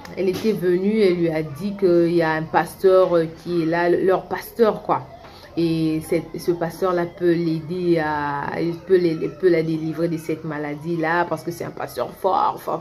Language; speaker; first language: French; non-native, local second language; Lingala